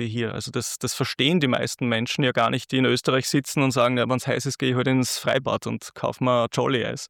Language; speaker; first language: German; native; German